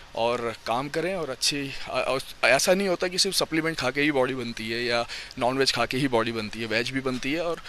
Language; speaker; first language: Hindi; native; Hindi